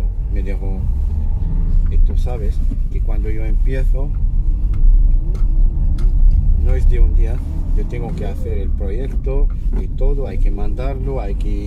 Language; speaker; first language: Spanish; non-native, fluent; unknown